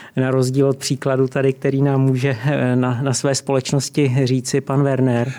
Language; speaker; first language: Czech; native; Czech